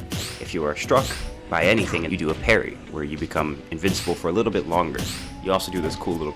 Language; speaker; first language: English; native; English